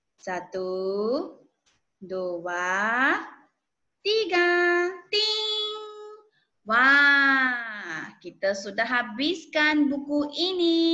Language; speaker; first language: Malay; non-native, local second language; Chinese